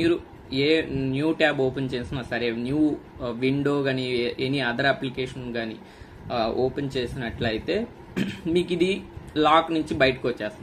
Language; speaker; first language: Telugu; native; Telugu